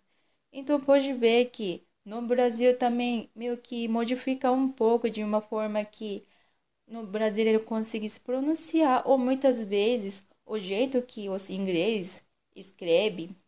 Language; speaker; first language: Portuguese; non-native, local second language; Japanese